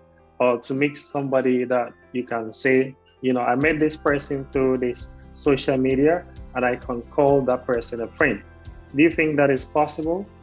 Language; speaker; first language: English; non-native, learner; Spanish